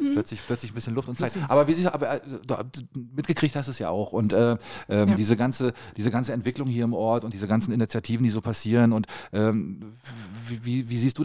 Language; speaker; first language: German; native; German